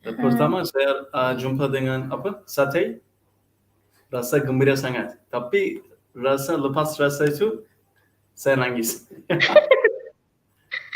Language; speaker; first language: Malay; non-native, learner; Turkish